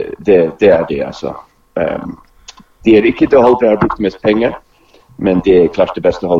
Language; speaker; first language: Danish; non-native, local second language; Faroese